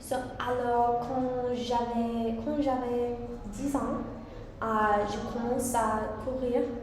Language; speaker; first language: French; non-native, learner; English